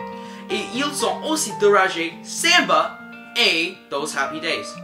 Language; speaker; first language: French; non-native, learner; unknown